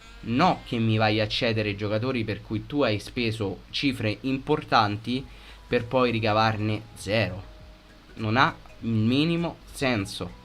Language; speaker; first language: Italian; native; Italian